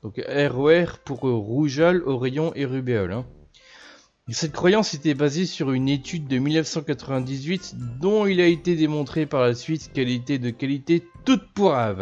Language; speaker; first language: French; native; French